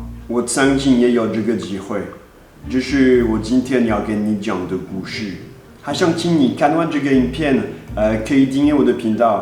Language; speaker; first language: Chinese; non-native, fluent; French